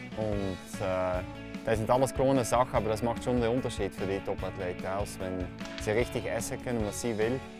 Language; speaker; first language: German; non-native, fluent; Dutch